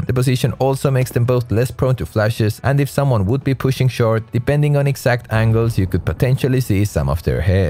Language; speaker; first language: English; non-native, fluent; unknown